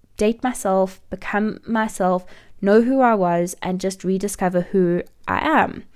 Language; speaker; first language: English; native; English